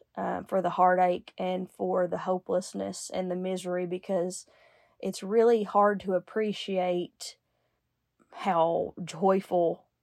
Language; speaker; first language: English; native; English